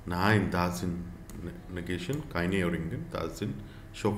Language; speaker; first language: German; non-native, learner; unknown